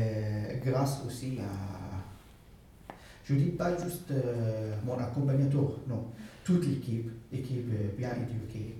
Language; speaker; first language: French; non-native, fluent; Arabic